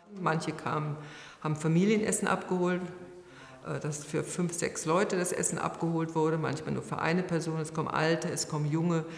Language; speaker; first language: German; native; German